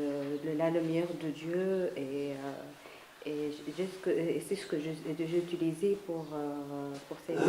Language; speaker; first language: French; non-native, learner; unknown